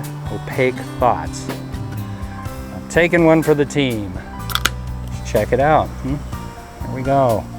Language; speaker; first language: English; native; English